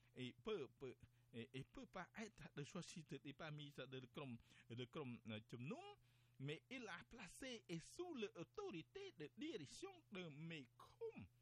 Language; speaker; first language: French; non-native, learner; Khmer